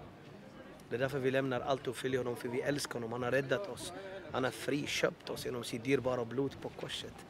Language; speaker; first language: Swedish; non-native, fluent; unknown